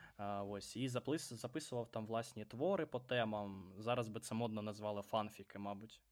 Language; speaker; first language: Ukrainian; non-native, local second language; Russian